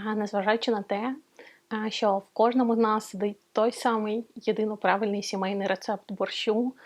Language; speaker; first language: Ukrainian; non-native, local second language; Russian